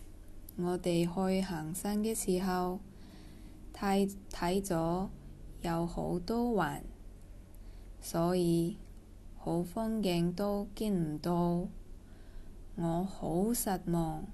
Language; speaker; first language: Cantonese; non-native, learner; Korean